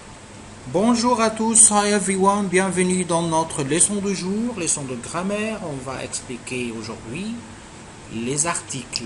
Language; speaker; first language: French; non-native, fluent; Arabic